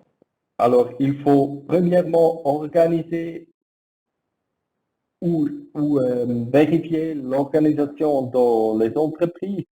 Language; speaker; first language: French; non-native, learner; German